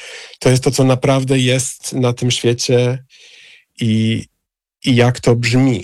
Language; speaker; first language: Polish; non-native, fluent; English